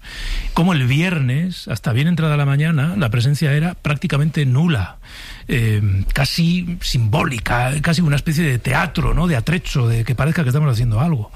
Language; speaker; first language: Spanish; native; Spanish